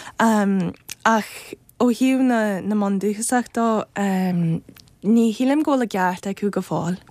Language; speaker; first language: Irish; non-native, fluent; English